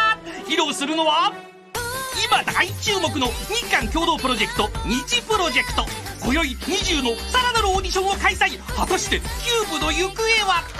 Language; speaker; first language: Japanese; native; Japanese